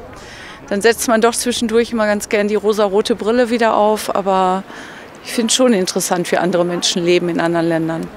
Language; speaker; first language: German; native; German